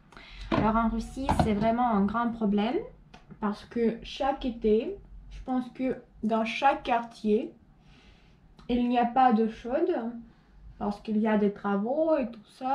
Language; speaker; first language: French; non-native, fluent; Russian